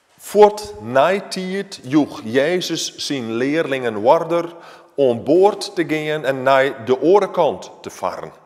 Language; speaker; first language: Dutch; non-native, local second language; Western Frisian